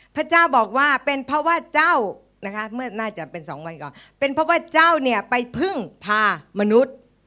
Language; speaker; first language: Thai; native; Thai